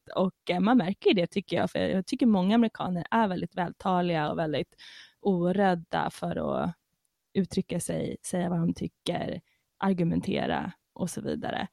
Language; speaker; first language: Swedish; native; Swedish